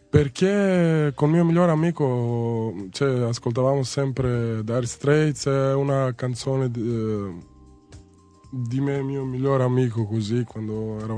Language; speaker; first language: Italian; non-native, fluent; Serbian